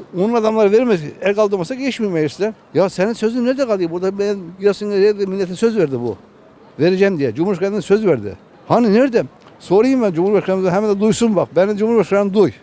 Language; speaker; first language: Turkish; native; Turkish